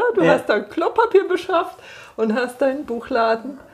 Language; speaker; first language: German; native; German